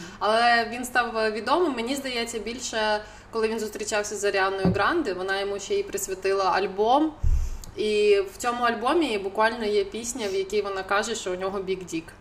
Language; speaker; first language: Ukrainian; non-native, local second language; Russian